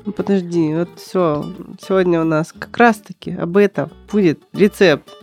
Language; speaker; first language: Russian; native; Russian